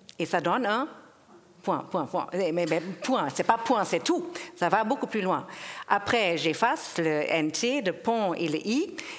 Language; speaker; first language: French; non-native, fluent; German